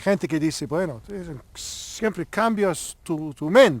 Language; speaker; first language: Spanish; non-native, learner; English